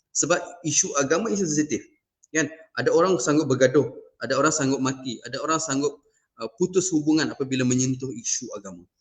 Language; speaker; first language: Malay; non-native, local second language; Iban